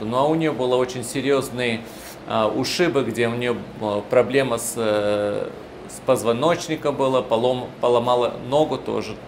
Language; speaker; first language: Russian; early bilingual, heritage; Russian